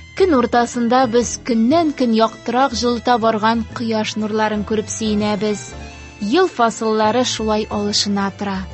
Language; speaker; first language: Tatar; native; Tatar